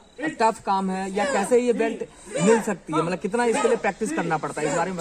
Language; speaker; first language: Hindi; native; Hindi